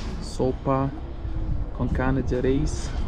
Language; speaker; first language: Spanish; non-native, learner; German